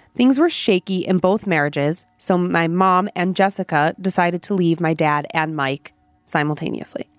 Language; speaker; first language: English; native; English